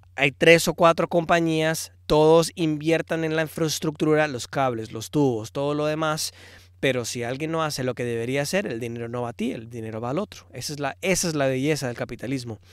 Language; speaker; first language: Spanish; early bilingual, heritage; Spanish